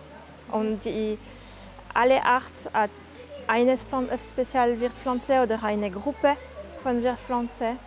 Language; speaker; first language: German; non-native, local second language; French